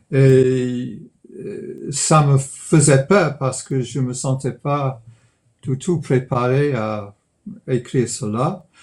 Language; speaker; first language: French; non-native, fluent; English